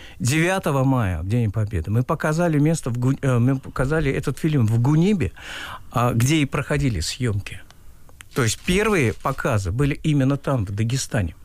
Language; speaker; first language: Russian; non-native, local second language; Uzbek